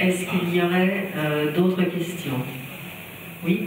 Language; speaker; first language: French; native; French